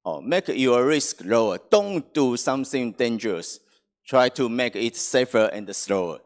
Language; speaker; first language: English; non-native, fluent; Chinese